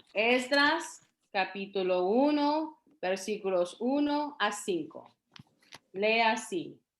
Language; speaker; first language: Spanish; early bilingual, heritage; Spanish